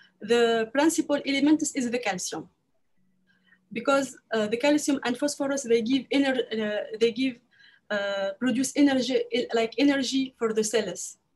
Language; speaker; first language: English; non-native, learner; French